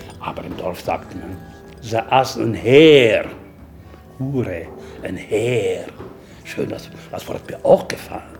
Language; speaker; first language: German; native; German